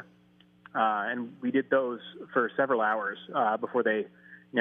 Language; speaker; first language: English; native; English